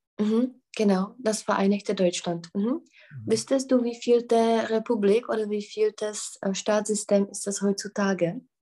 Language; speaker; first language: German; non-native, fluent; Czech